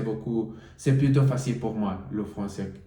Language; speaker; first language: French; non-native, learner; Spanish